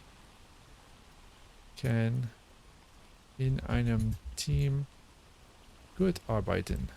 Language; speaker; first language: German; non-native, learner; English